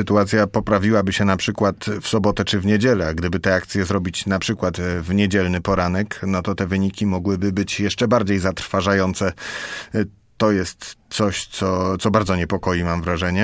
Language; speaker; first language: Polish; native; Polish